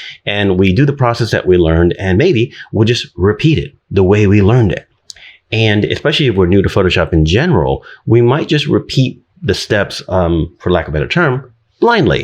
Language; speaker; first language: English; native; English